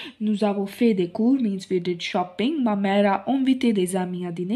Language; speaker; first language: French; non-native, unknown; Hindi